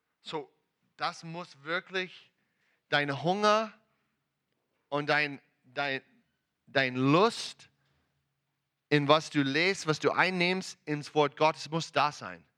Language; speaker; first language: German; non-native, learner; English